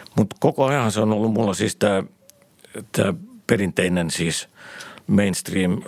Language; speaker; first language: Finnish; native; Finnish